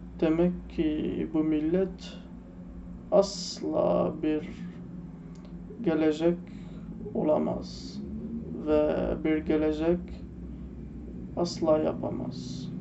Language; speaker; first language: Turkish; non-native, learner; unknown